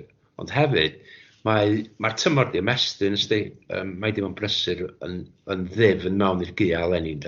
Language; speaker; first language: Welsh; native; Welsh